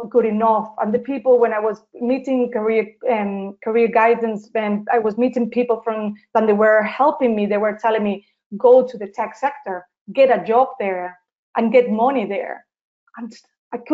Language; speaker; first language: English; non-native, fluent; Spanish